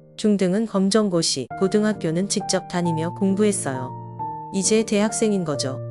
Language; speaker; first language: Korean; non-native, fluent; Vietnamese